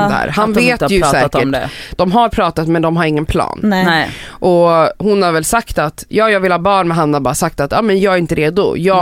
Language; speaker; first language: Swedish; native; Swedish